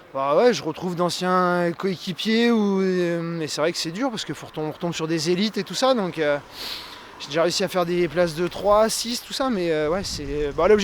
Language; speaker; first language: French; native; French